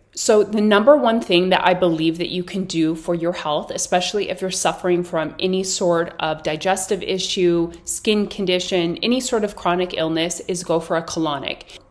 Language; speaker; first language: English; native; English